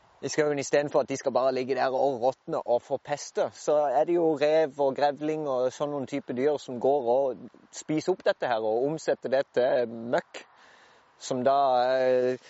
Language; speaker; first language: Norwegian; native; Norwegian